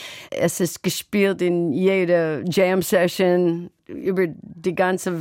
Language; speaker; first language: German; non-native, learner; English